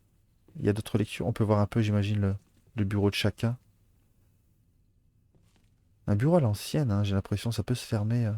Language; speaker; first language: French; native; French